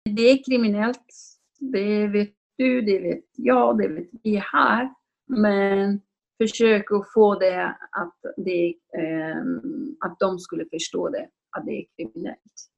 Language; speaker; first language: Swedish; non-native, fluent; Kurdish